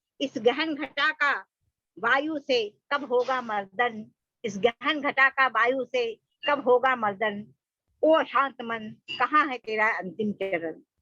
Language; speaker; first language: Hindi; non-native, local second language; Bangla